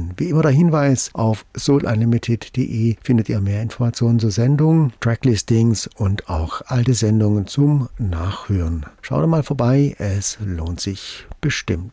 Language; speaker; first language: German; native; German